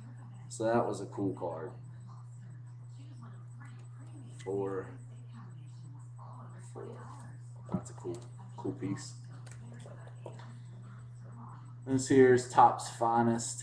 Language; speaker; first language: English; native; English